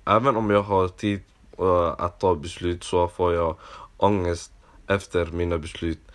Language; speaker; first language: Swedish; non-native, local second language; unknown